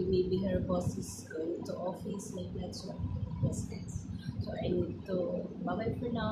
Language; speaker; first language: English; non-native, learner; Filipino